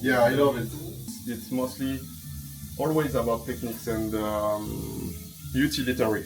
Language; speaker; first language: English; non-native, fluent; French